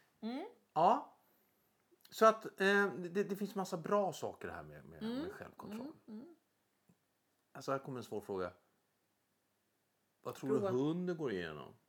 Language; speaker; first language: Swedish; native; Swedish